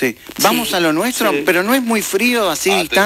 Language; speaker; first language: Spanish; native; Spanish